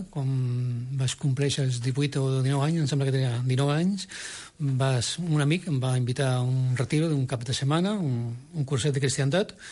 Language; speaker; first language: Catalan; non-native, local second language; Spanish